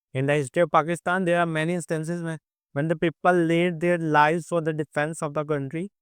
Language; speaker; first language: English; non-native, local second language; Urdu